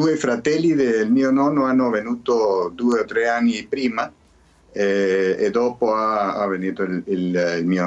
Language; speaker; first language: Italian; early bilingual, heritage; Spanish